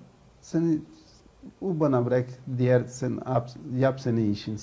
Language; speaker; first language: Turkish; non-native, learner; Portuguese